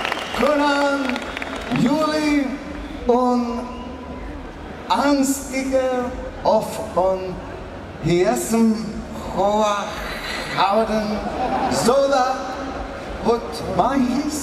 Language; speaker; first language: Dutch; non-native, learner; English